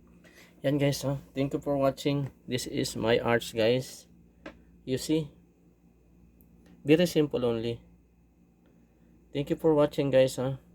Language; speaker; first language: English; non-native, local second language; Filipino